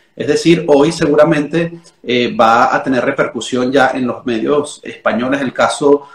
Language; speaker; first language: Spanish; native; Spanish